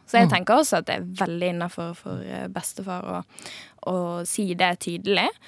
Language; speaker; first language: Norwegian; native; Norwegian